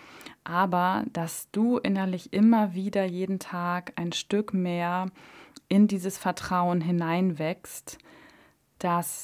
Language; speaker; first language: German; native; German